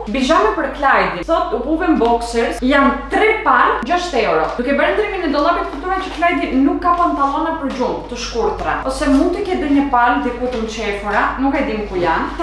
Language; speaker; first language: Albanian; early bilingual, heritage; Albanian